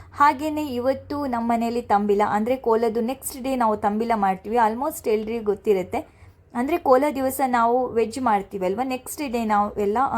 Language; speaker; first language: Kannada; non-native, local second language; Tulu